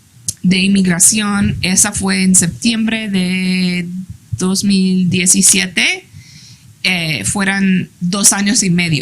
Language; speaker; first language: Spanish; early bilingual, heritage; English